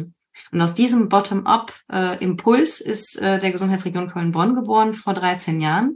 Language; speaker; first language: German; native; German